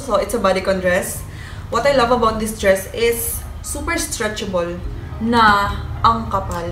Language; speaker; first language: English; non-native, local second language; Filipino